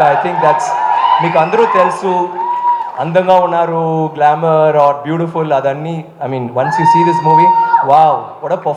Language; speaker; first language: Telugu; non-native, local second language; Tamil